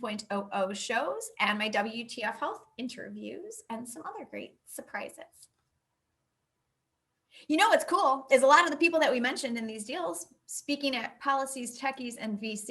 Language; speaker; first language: English; native; English